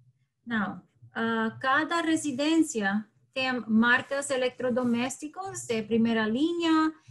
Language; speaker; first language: Portuguese; non-native, learner; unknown